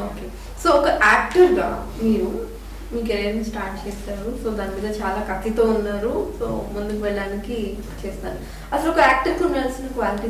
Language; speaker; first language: Telugu; native; Telugu